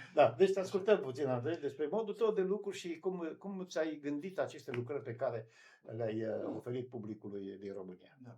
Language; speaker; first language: Romanian; native; Romanian